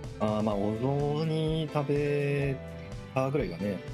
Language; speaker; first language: Japanese; native; Japanese